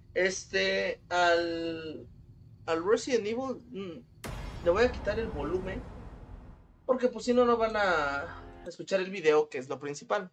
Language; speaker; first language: Spanish; native; Spanish